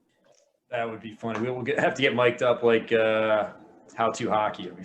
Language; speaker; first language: English; native; English